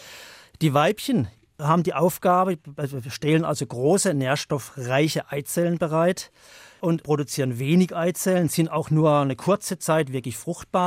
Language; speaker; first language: German; native; German